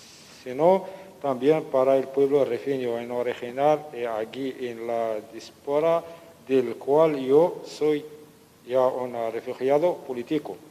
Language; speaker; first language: Spanish; non-native, learner; Riffian